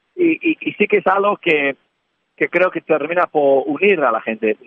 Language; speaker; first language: Spanish; non-native, fluent; English